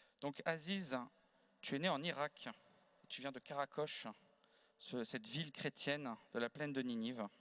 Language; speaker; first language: French; native; French